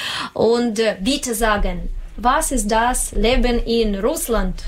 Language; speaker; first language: German; non-native, learner; Russian